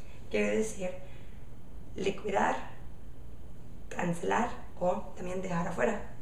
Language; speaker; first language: Spanish; non-native, fluent; English